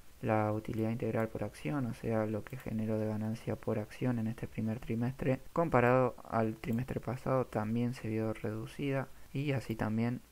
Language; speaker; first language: Spanish; native; Spanish